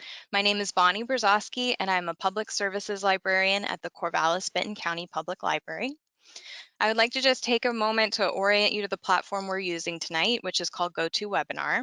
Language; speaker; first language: English; native; English